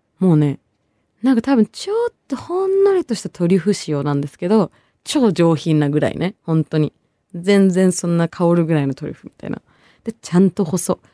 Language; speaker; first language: Japanese; early bilingual, other home language; Bangla